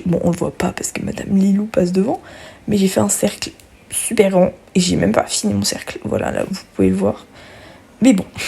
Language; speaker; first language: French; native; French